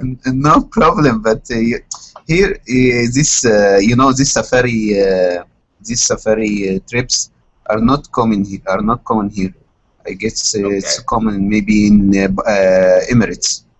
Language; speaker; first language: English; non-native, learner; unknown